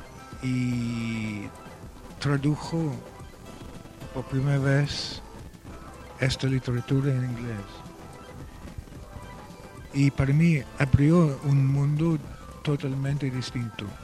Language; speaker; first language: Spanish; non-native, fluent; Welsh